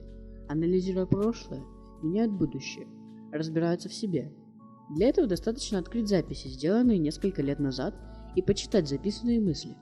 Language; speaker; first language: Russian; native; Russian